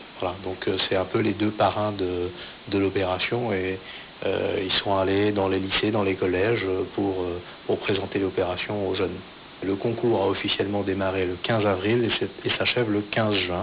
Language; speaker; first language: French; native; French